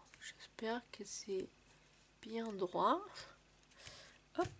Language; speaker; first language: French; non-native, fluent; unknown